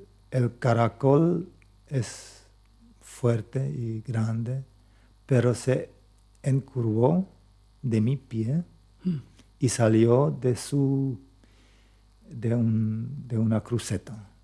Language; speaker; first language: Spanish; non-native, local second language; Plautdietsch